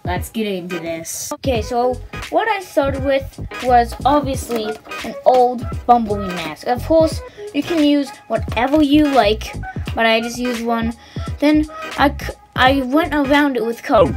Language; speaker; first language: English; native; English